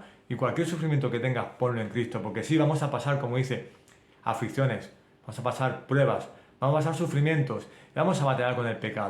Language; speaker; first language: Spanish; native; Spanish